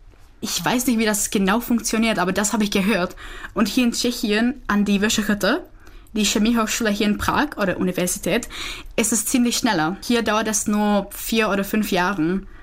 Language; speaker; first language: German; non-native, fluent; Czech